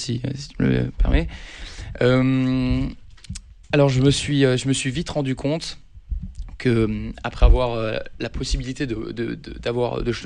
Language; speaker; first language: French; native; French